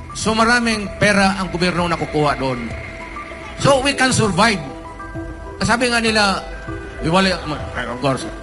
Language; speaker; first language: Filipino; non-native, local second language; Cebuano